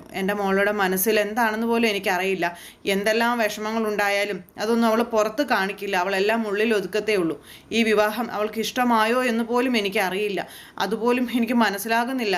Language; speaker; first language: Malayalam; native; Malayalam